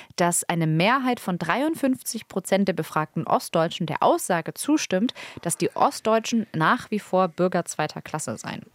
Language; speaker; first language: German; native; German